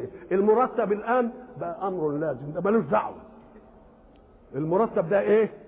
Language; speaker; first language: Arabic; native; Arabic